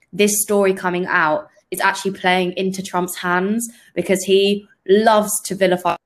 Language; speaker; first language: English; native; English